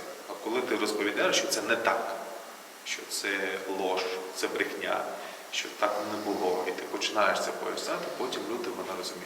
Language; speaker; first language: Ukrainian; non-native, local second language; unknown